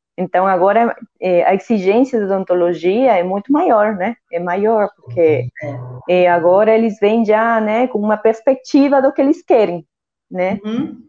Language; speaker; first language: Portuguese; non-native, fluent; Spanish